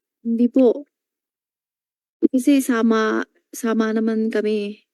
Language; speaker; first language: Filipino; non-native, learner; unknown